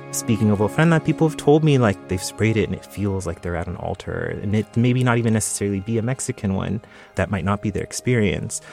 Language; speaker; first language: English; native; English